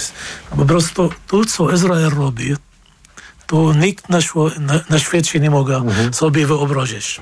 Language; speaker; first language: Polish; non-native, fluent; Arabic